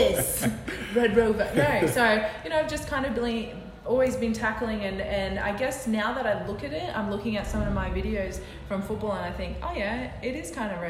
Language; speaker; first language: English; native; English